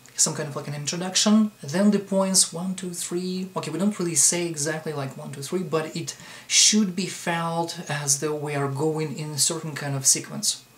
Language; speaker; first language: English; non-native, fluent; Russian